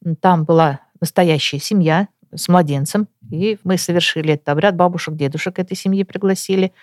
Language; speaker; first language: Russian; native; Russian